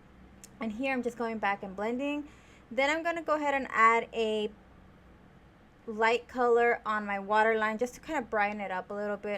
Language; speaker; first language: English; native; English